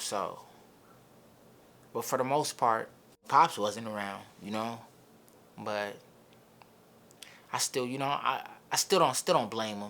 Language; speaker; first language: English; early bilingual, other home language; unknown